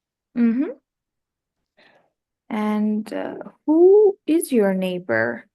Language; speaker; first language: English; non-native, fluent; Hindi